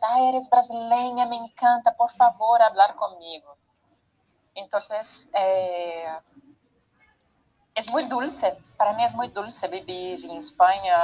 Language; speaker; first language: Spanish; non-native, fluent; Portuguese